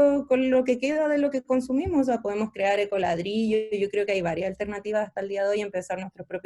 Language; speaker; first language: Spanish; native; Spanish